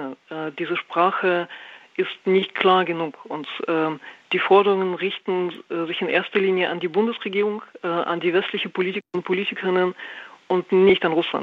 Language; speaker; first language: German; non-native, fluent; Russian